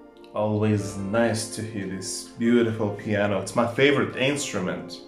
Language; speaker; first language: English; non-native, fluent; Portuguese